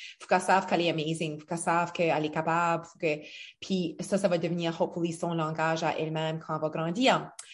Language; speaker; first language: French; native; French